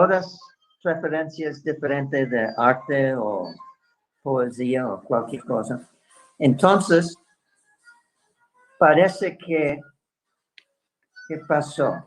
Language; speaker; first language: Spanish; non-native, fluent; English